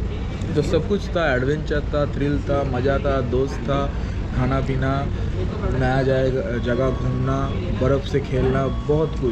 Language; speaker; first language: Hindi; non-native, local second language; Bangla